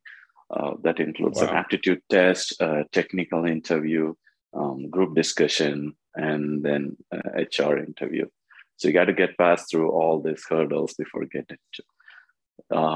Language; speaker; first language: English; non-native, local second language; Tamil